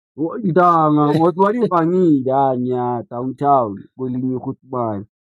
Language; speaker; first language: Zulu; native; Zulu